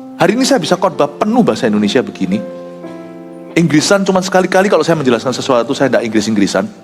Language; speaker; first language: Indonesian; native; Indonesian